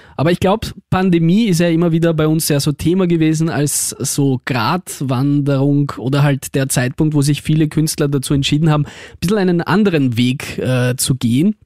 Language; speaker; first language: German; early bilingual, other home language; Russian